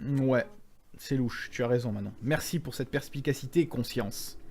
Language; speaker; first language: French; native; French